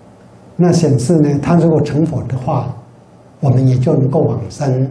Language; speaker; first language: Chinese; native; Chinese